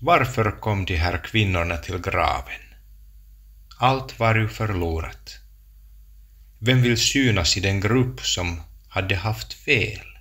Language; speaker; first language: Swedish; non-native, local second language; Finnish